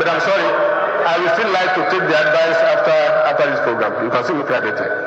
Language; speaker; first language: English; non-native, local second language; Yoruba